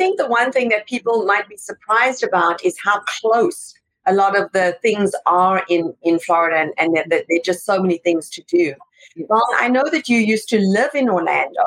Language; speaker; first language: English; native; English